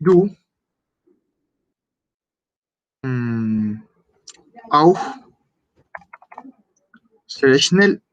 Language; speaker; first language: German; non-native, fluent; Spanish